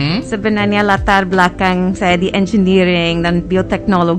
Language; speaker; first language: Indonesian; non-native, fluent; English